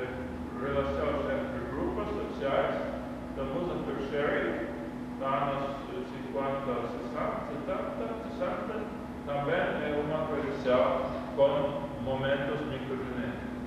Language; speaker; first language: Portuguese; non-native, learner; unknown